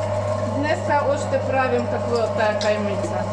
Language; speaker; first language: Bulgarian; non-native, learner; Russian